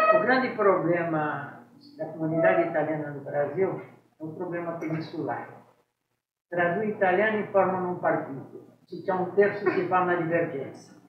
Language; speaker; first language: Portuguese; native; Portuguese